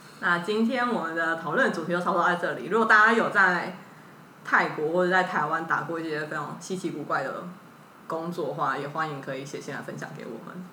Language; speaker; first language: Chinese; native; Chinese